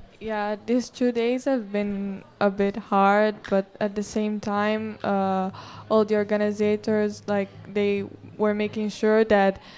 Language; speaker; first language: English; non-native, fluent; Italian